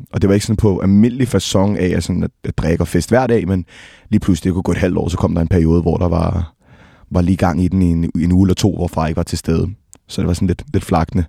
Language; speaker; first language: Danish; native; Danish